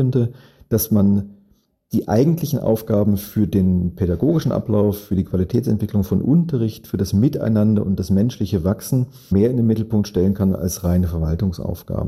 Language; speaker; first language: German; native; German